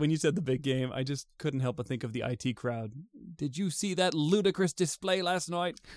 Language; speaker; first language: English; native; English